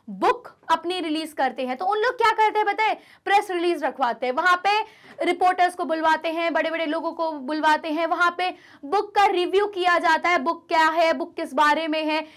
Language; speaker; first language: Hindi; native; Hindi